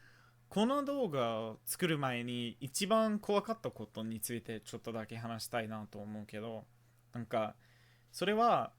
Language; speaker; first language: Japanese; non-native, fluent; English